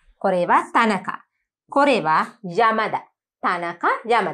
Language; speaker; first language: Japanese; non-native, learner; Sinhala